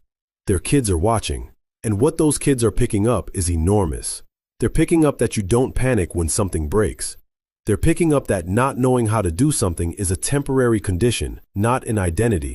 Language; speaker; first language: English; native; English